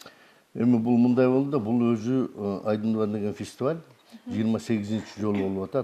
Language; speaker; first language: Kyrgyz; native; Kyrgyz